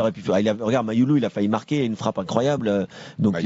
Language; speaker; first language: French; native; French